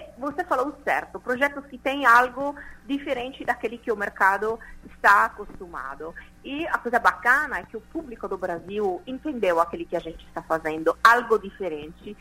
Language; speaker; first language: Portuguese; non-native, fluent; Italian